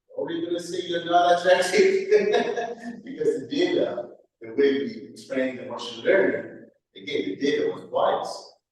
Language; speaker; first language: English; non-native, fluent; Persian